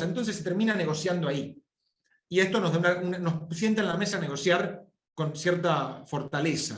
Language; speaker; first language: Spanish; native; Spanish